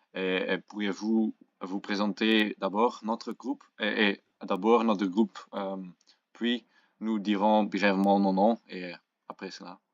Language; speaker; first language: French; non-native, local second language; Dutch